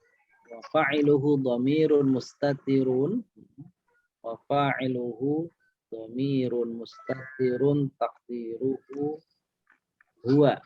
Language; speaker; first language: Arabic; non-native, fluent; Indonesian